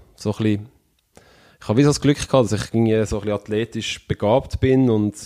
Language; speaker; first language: German; native; German